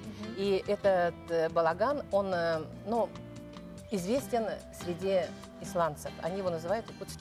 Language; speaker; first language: Russian; native; Russian